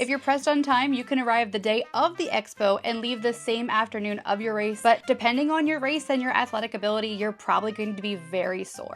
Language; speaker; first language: English; native; English